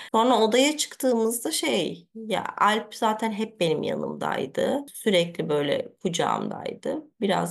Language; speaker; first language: Turkish; early bilingual, heritage; Turkish